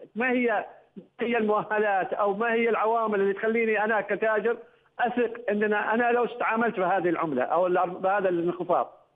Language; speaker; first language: Arabic; native; Arabic